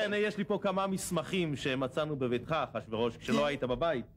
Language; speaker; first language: Hebrew; native; Hebrew